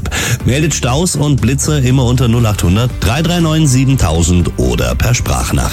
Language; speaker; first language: German; native; German